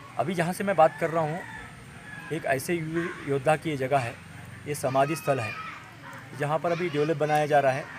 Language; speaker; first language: Hindi; non-native, local second language; Marathi